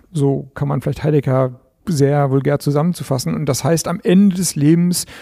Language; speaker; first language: German; native; German